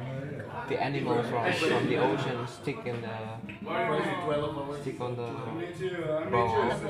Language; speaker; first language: English; non-native, learner; Indonesian